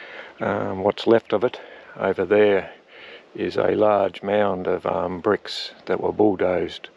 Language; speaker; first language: English; native; English